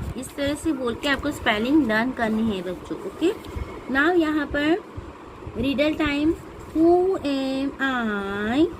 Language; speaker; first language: Hindi; non-native, local second language; Gujarati